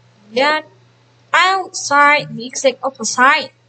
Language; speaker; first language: English; non-native, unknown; Indonesian